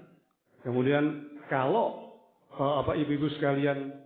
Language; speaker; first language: Indonesian; native; Indonesian